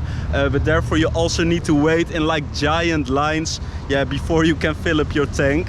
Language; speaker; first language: English; non-native, fluent; Dutch